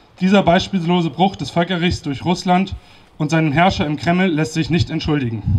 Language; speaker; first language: German; native; German